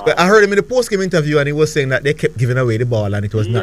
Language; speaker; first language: English; native; English